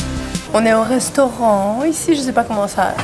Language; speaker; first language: French; native; French